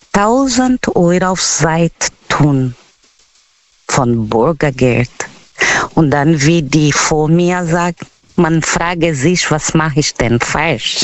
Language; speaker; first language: German; non-native, learner; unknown